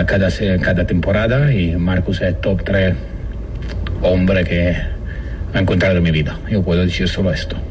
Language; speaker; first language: Spanish; non-native, learner; Italian